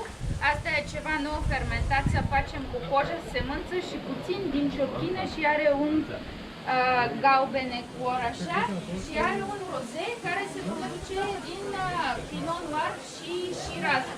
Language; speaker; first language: Romanian; non-native, learner; Bulgarian